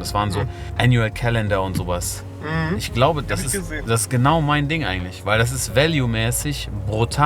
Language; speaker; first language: German; native; German